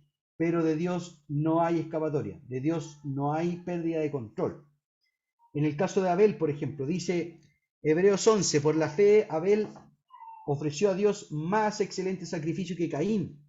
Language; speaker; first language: Spanish; native; Spanish